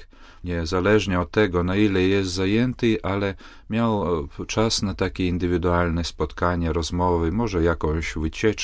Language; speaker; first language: Polish; non-native, fluent; Latvian